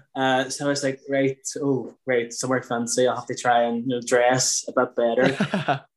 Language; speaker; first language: English; native; English